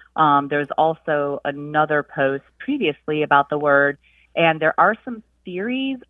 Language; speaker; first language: English; native; English